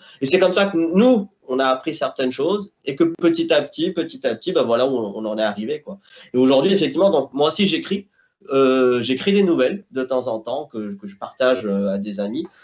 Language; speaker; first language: French; native; French